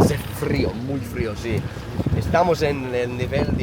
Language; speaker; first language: Spanish; non-native, learner; English